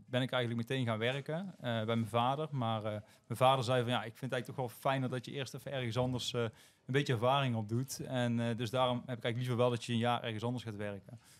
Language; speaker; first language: Dutch; native; Dutch